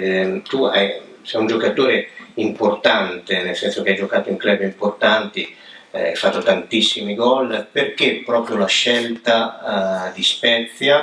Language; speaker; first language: Italian; native; Italian